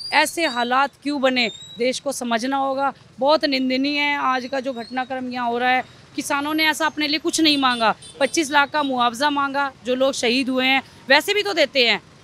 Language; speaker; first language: Hindi; native; Hindi